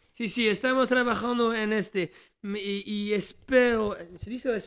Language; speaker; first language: Spanish; non-native, learner; French